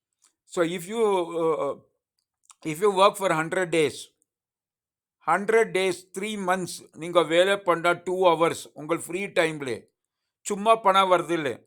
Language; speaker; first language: Tamil; non-native, learner; Kannada